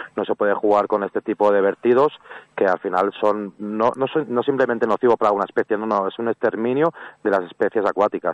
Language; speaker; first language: Spanish; native; Spanish